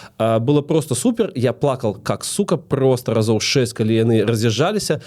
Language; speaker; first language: Belarusian; non-native, local second language; Russian